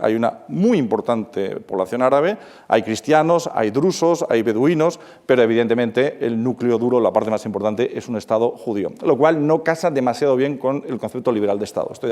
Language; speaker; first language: Spanish; native; Spanish